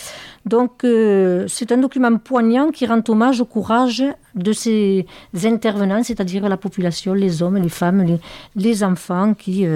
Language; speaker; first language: French; native; French